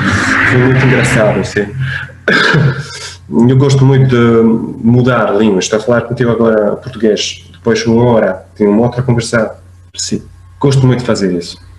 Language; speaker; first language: Portuguese; non-native, fluent; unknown